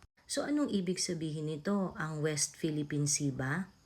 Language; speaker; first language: Filipino; native; Filipino